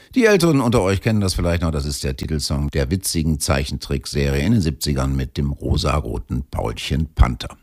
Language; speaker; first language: German; native; German